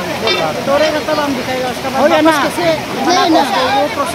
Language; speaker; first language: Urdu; non-native, local second language; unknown